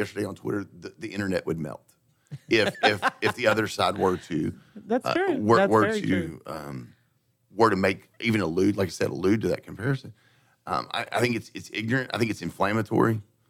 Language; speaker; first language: English; native; English